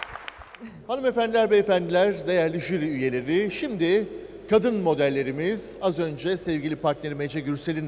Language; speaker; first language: Turkish; native; Turkish